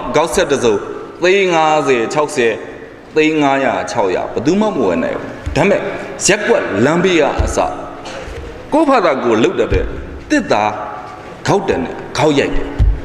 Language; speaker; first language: Burmese; native; Burmese